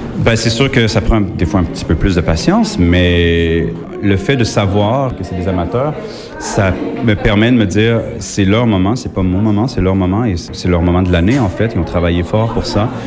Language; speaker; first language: French; native; French